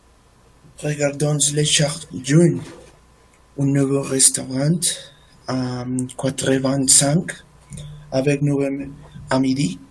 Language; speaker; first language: French; non-native, learner; Spanish